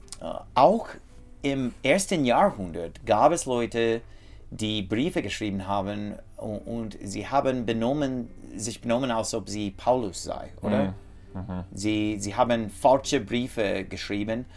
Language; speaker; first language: German; non-native, learner; English